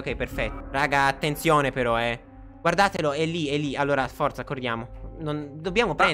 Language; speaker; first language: Italian; native; Italian